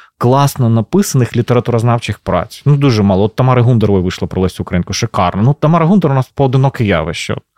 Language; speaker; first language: Ukrainian; native; Ukrainian